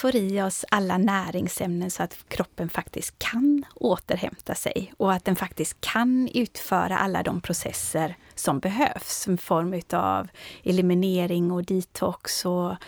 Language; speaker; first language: Swedish; native; Swedish